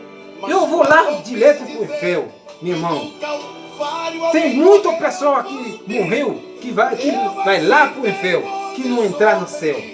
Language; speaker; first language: Portuguese; non-native, learner; Haitian Creole